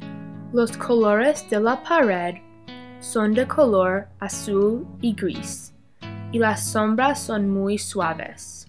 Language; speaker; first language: Spanish; non-native, learner; English